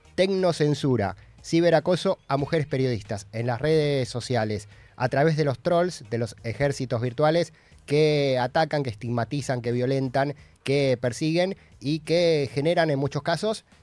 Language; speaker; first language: Spanish; native; Spanish